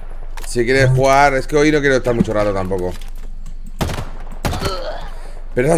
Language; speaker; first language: Spanish; native; Spanish